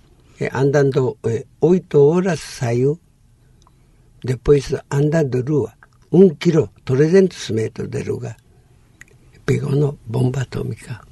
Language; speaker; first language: Portuguese; non-native, learner; Japanese